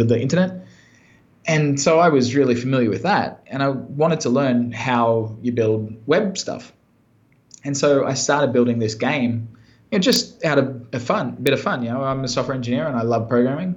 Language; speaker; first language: English; native; English